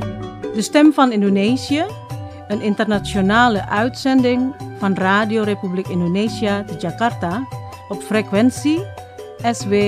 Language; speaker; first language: Dutch; non-native, fluent; Indonesian